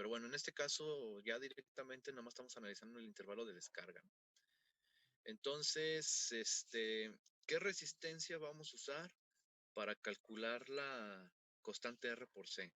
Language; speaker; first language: Spanish; native; Spanish